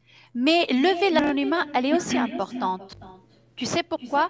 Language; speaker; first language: French; non-native, fluent; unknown